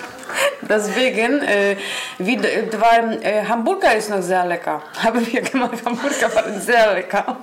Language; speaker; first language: German; non-native, learner; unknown